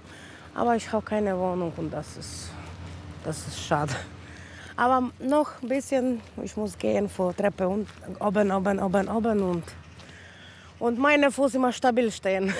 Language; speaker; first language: German; non-native, learner; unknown